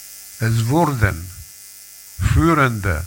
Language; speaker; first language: German; non-native, learner; Polish